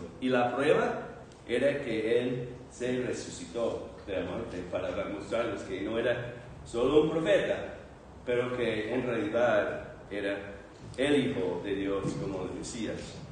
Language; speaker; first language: Spanish; non-native, fluent; English